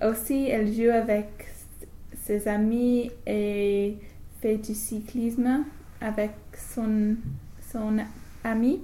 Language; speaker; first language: French; non-native, learner; English